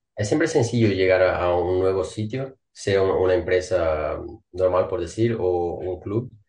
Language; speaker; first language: Spanish; non-native, fluent; Portuguese